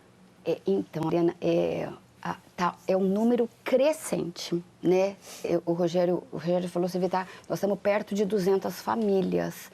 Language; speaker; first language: Portuguese; native; Portuguese